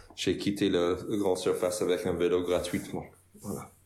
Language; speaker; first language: French; non-native, fluent; English